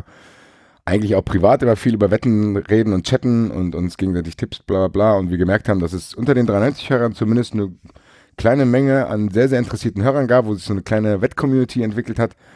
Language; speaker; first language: German; native; German